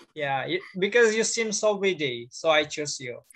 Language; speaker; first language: English; non-native, fluent; Indonesian